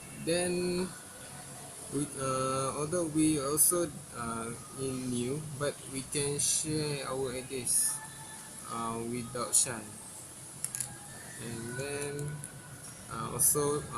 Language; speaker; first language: English; non-native, local second language; Malay